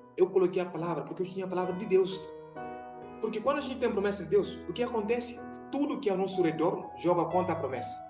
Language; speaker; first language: Portuguese; non-native, fluent; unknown